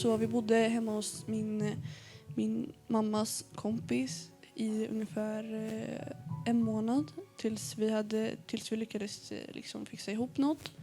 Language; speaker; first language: Swedish; early bilingual, other home language; Arabic